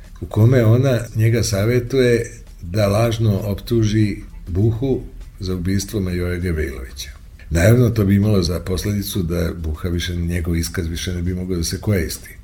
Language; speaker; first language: Serbian; native; Serbian